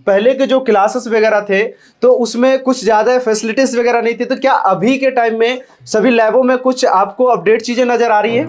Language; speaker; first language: Hindi; native; Hindi